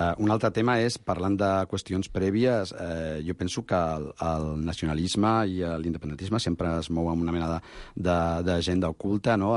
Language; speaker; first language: Catalan; non-native, local second language; Spanish